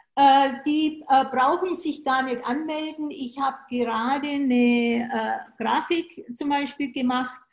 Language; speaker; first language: German; native; German